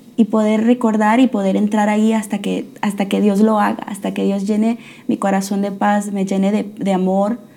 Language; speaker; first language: Spanish; early bilingual, heritage; Spanish